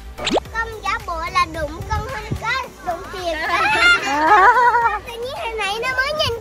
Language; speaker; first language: Vietnamese; early bilingual, heritage; Vietnamese